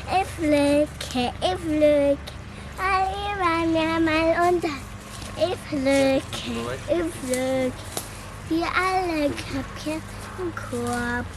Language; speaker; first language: German; early bilingual, other home language; Turkish